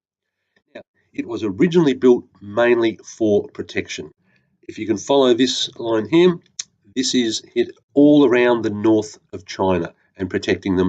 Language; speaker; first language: English; native; English